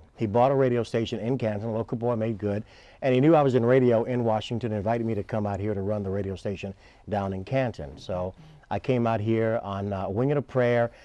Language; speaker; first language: English; native; English